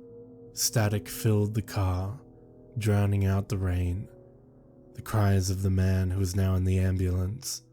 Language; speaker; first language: English; native; English